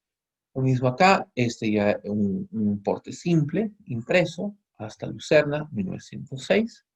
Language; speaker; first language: Spanish; native; Spanish